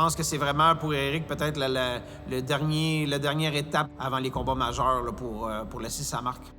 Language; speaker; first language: French; native; French